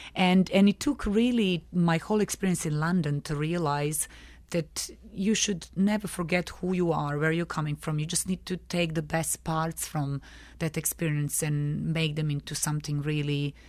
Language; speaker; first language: English; non-native, fluent; Serbian